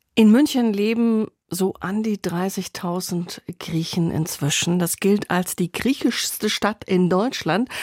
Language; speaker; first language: German; native; German